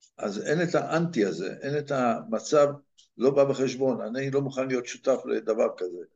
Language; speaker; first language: Hebrew; native; Hebrew